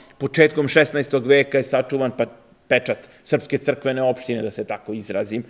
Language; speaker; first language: Serbian; native; Serbian